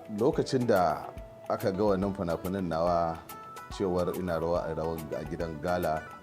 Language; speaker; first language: Hausa; native; Hausa